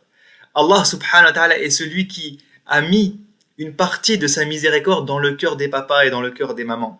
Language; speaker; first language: French; native; French